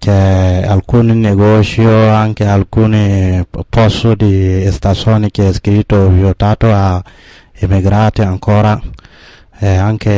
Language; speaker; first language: Italian; non-native, learner; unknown